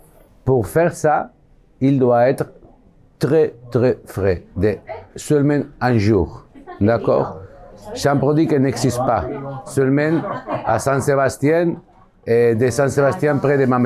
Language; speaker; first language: French; non-native, learner; Basque